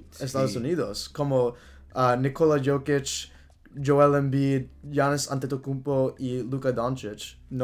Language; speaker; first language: Spanish; non-native, learner; English